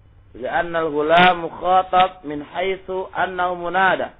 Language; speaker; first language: Arabic; non-native, local second language; Indonesian